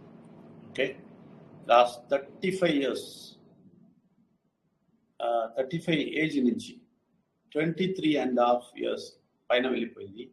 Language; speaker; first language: Telugu; non-native, learner; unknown